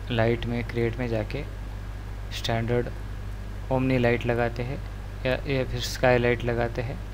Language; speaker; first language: Hindi; non-native, local second language; Marathi